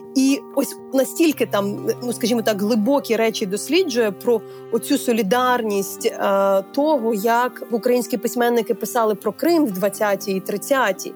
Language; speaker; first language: Ukrainian; native; Ukrainian